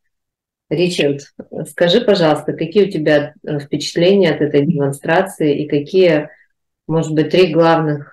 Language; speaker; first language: Russian; native; Russian